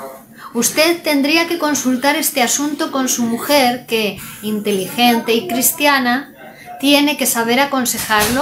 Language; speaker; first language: Spanish; native; Spanish